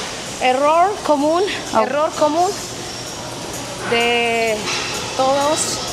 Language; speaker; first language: Spanish; native; Spanish